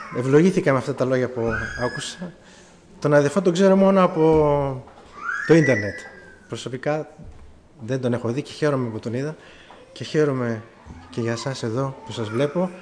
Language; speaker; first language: Greek; early bilingual, heritage; German